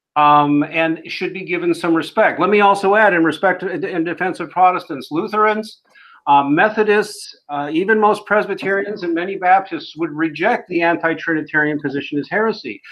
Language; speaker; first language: English; native; English